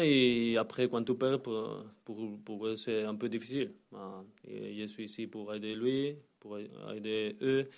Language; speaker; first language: French; non-native, learner; Spanish